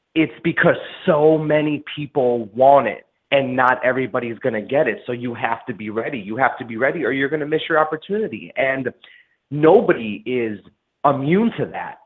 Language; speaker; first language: English; native; English